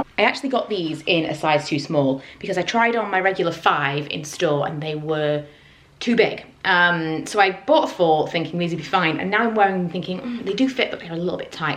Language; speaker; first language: English; native; English